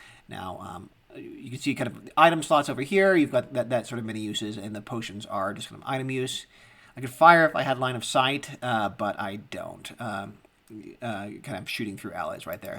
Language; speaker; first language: English; native; English